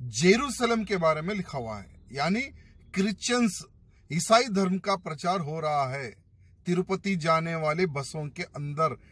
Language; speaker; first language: Hindi; non-native, local second language; Telugu